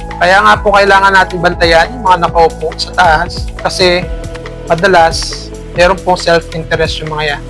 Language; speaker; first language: Filipino; native; Filipino